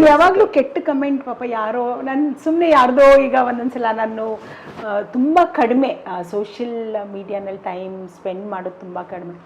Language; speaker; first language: Kannada; non-native, local second language; Konkani